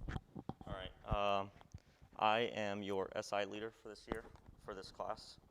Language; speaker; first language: English; native; English